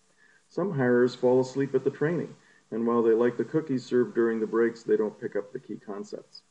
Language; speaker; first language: English; native; English